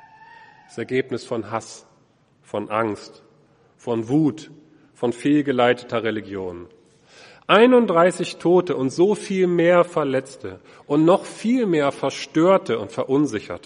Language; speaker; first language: German; native; German